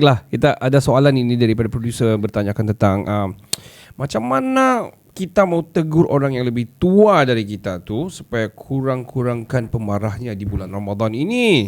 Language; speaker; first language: Malay; native; Malay